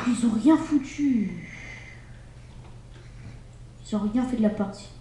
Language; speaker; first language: French; native; French